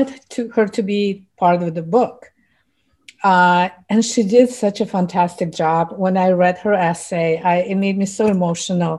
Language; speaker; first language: English; non-native, fluent; Russian